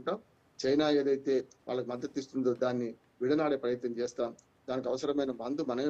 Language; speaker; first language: Telugu; native; Telugu